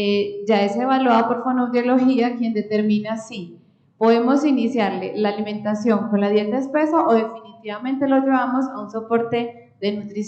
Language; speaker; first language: Spanish; native; Spanish